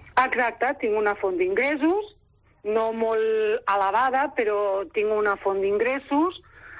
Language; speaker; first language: Catalan; non-native, local second language; Spanish